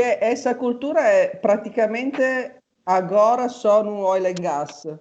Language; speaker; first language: Portuguese; non-native, fluent; Italian